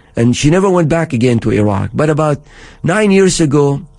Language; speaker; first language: English; non-native, fluent; Arabic